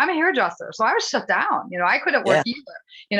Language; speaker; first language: English; native; English